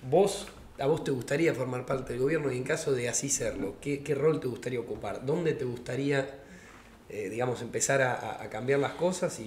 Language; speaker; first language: Spanish; native; Spanish